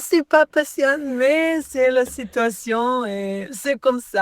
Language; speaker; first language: French; non-native, learner; Serbian